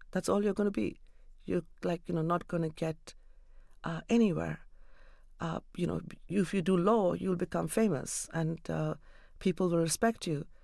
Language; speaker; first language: English; non-native, local second language; Urdu